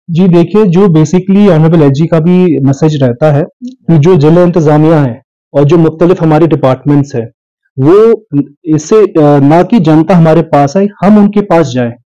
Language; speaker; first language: Hindi; non-native, local second language; Sherpa